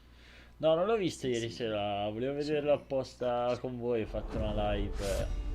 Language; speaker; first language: Italian; native; Italian